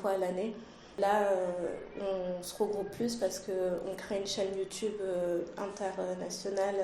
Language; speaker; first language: French; early bilingual, other home language; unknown